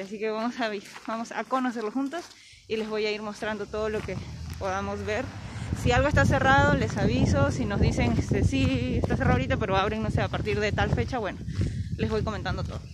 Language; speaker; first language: Spanish; native; Spanish